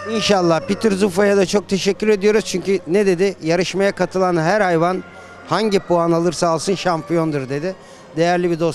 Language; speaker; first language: Turkish; native; Turkish